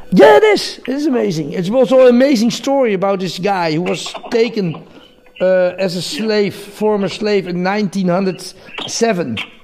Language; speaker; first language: English; non-native, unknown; Dutch